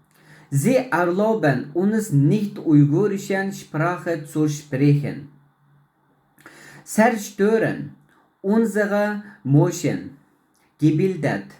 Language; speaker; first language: German; non-native, learner; Uyghur